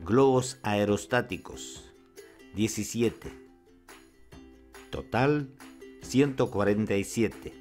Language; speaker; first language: Spanish; non-native, fluent; Russian